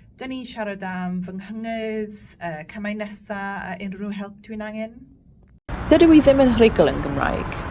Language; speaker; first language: Welsh; non-native, local second language; English